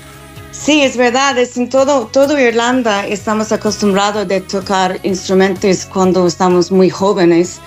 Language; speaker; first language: Spanish; non-native, learner; English